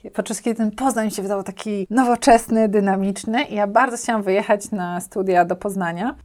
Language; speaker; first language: Polish; native; Polish